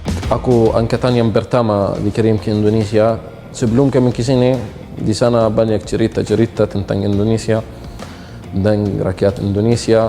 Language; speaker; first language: Indonesian; non-native, fluent; Arabic